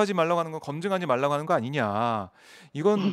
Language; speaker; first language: Korean; native; Korean